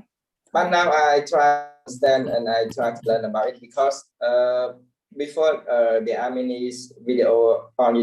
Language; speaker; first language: English; non-native, learner; Khmer